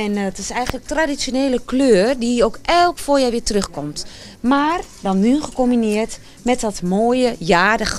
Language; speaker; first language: Dutch; native; Dutch